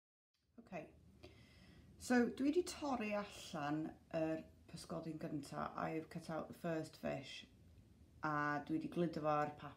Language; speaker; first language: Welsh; non-native, local second language; English